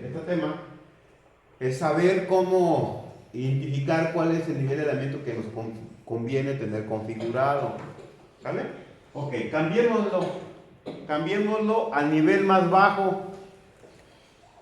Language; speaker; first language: Spanish; native; Spanish